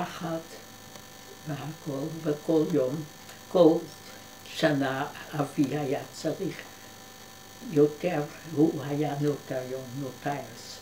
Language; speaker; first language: Hebrew; non-native, fluent; Dutch